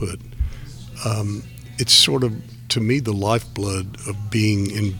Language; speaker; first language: English; native; English